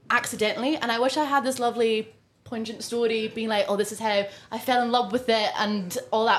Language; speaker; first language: English; non-native, local second language; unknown